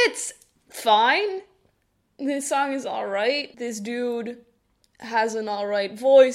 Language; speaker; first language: English; non-native, fluent; Dutch